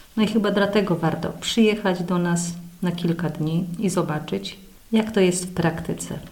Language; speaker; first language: Polish; native; Polish